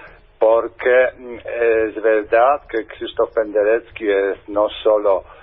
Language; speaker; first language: Spanish; non-native, fluent; Polish